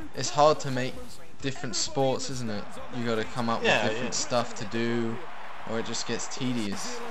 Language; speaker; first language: English; early bilingual, other home language; Italian